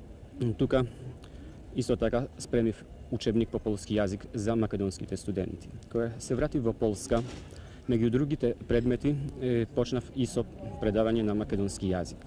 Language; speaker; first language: Macedonian; non-native, fluent; Polish